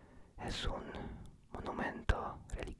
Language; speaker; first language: Spanish; non-native, learner; Polish